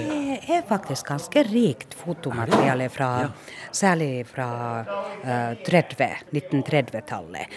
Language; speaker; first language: Norwegian; non-native, fluent; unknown